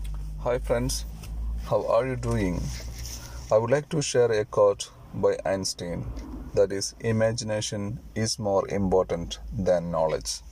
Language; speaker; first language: English; non-native, fluent; Malayalam